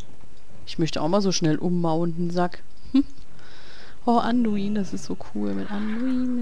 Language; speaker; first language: German; native; German